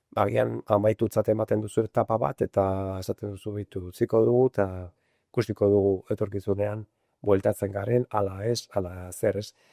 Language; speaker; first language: Basque; non-native, local second language; Spanish